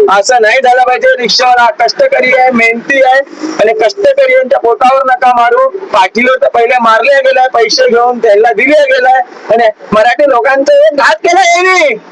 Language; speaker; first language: Marathi; non-native, local second language; Hindi